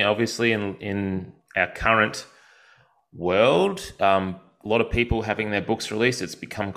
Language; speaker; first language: English; native; English